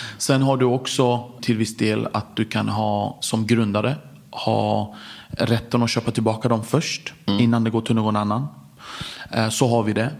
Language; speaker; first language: Swedish; early bilingual, other home language; Persian